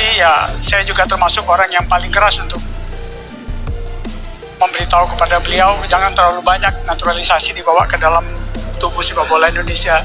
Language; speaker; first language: Indonesian; native; Indonesian